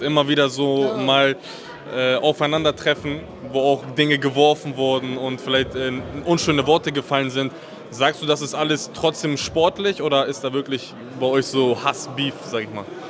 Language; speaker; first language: German; native; German